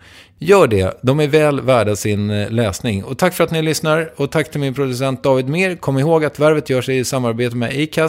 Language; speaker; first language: Swedish; native; Swedish